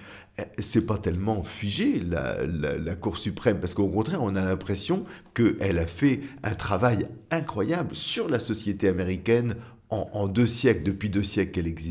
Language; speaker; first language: French; native; French